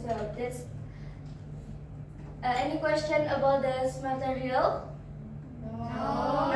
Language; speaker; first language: English; non-native, learner; Indonesian